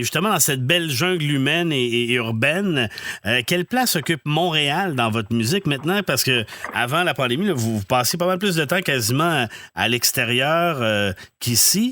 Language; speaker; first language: French; native; French